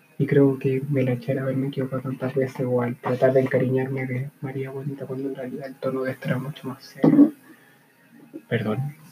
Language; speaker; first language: Spanish; native; Spanish